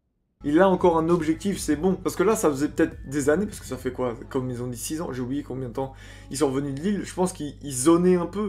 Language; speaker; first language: French; native; French